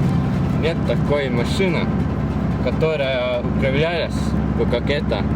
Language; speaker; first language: Russian; non-native, learner; Estonian